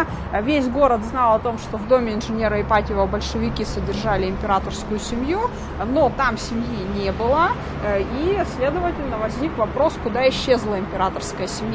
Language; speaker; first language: Russian; native; Russian